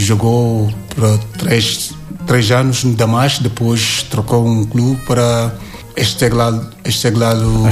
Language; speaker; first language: Portuguese; non-native, learner; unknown